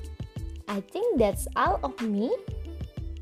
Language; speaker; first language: English; non-native, learner; Indonesian